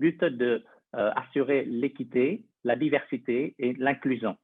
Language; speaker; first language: French; non-native, fluent; Vietnamese